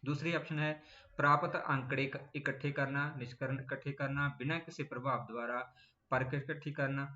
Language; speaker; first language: Hindi; non-native, local second language; Punjabi